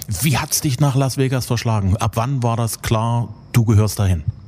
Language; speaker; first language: German; native; German